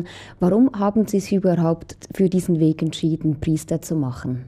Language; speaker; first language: German; native; German